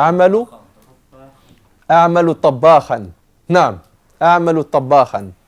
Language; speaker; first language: Arabic; non-native, fluent; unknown